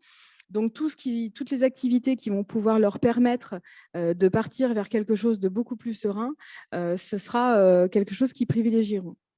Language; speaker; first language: French; native; French